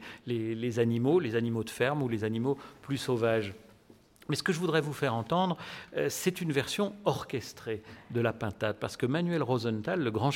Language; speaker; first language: French; native; French